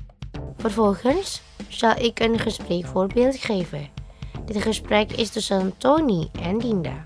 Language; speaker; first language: Dutch; non-native, learner; Indonesian